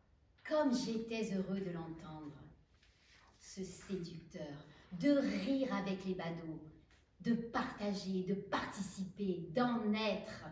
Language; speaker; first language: French; native; French